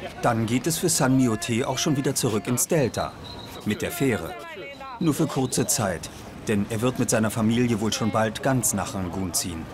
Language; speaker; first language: German; native; German